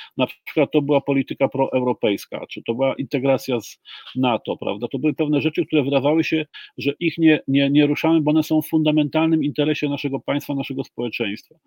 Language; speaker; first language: Polish; native; Polish